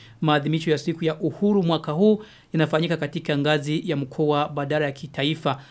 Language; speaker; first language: Swahili; non-native, local second language; Rundi